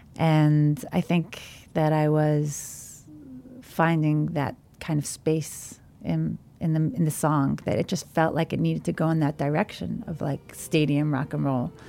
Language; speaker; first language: English; native; English